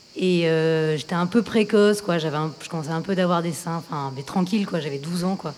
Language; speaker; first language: French; native; French